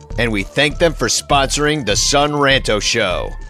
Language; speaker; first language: English; native; English